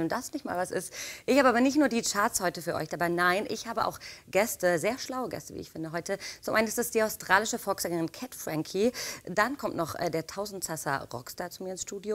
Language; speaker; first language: German; native; German